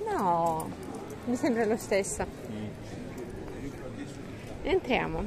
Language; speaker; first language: Italian; non-native, learner; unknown